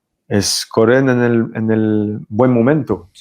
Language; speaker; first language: Spanish; non-native, fluent; French